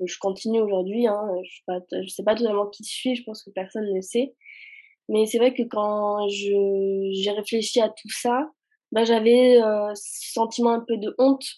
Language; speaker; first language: French; early bilingual, other home language; Arabic